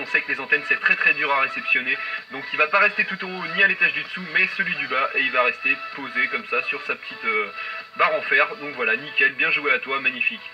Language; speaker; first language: French; native; French